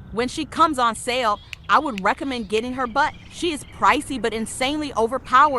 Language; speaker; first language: English; native; English